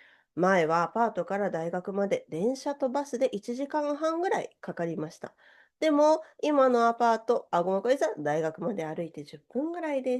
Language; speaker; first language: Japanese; non-native, learner; Portuguese